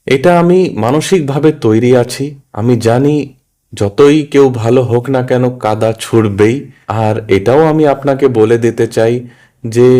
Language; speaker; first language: Bangla; early bilingual, heritage; Bangla